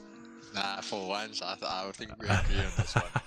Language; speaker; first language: English; native; English